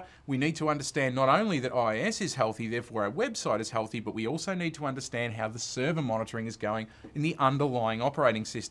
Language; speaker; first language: English; native; English